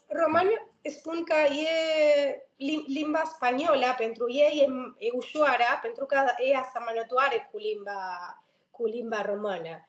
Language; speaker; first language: Romanian; non-native, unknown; Spanish